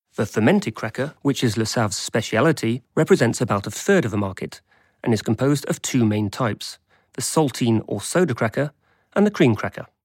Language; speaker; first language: English; native; English